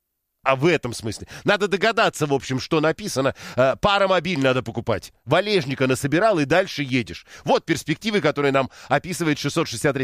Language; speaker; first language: Russian; native; Russian